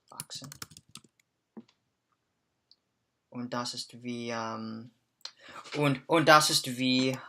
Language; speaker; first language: German; non-native, learner; English